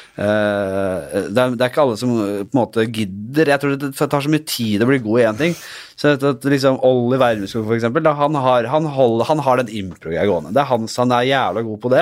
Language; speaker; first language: Norwegian; native; Norwegian